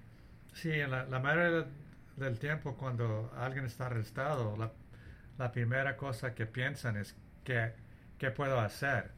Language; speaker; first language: Spanish; early bilingual, heritage; English